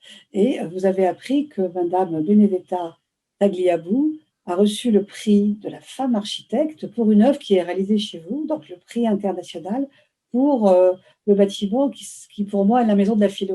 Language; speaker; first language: French; native; French